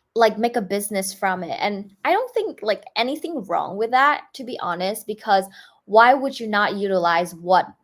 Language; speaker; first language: English; non-native, fluent; Vietnamese